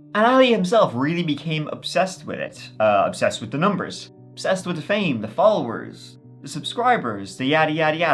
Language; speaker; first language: English; native; English